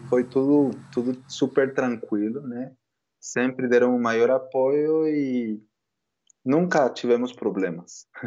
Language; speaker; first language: Portuguese; non-native, fluent; Spanish